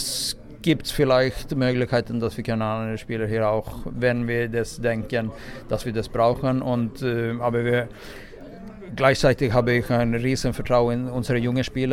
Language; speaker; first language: German; non-native, fluent; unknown